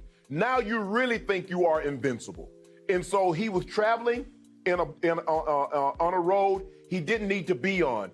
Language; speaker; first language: English; native; English